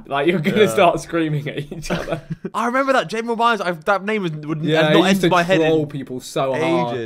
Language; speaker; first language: English; native; English